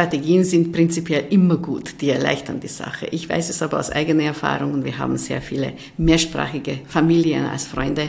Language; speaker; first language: German; non-native, fluent; Hungarian